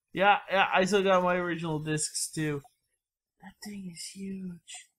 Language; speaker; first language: English; native; English